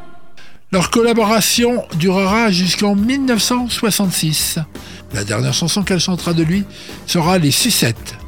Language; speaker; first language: French; native; French